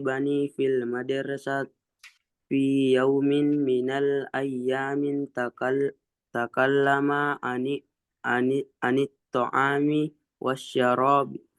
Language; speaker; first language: Arabic; non-native, learner; Indonesian